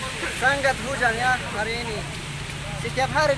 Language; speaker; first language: Indonesian; non-native, learner; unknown